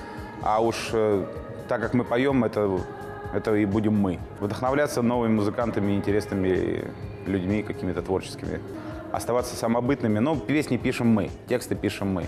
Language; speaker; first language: Russian; native; Russian